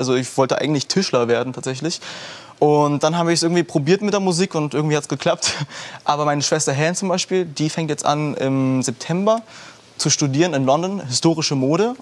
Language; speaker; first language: German; early bilingual, heritage; German